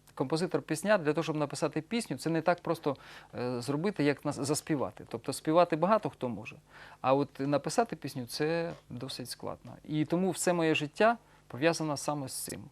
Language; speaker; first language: Ukrainian; non-native, local second language; Russian